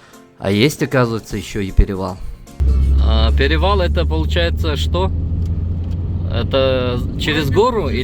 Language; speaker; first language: Russian; native; Russian